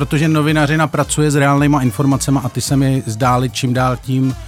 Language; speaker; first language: Czech; native; Czech